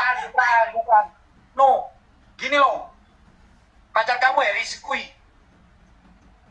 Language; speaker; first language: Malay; non-native, local second language; Javanese